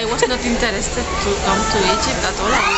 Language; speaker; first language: English; non-native, fluent; Spanish